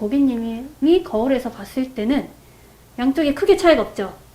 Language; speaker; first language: Korean; native; Korean